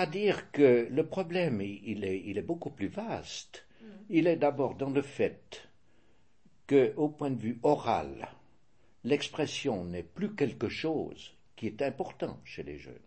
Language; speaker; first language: French; native; French